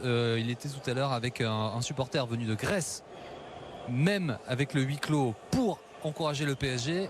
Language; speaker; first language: French; native; French